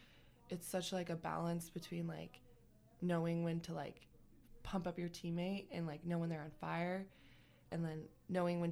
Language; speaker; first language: English; native; English